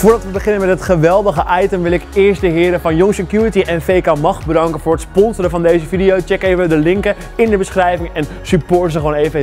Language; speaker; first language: Dutch; native; Dutch